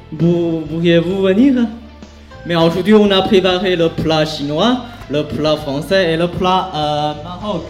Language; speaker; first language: French; non-native, learner; Chinese